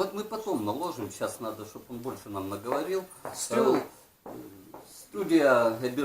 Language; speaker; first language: Russian; native; Russian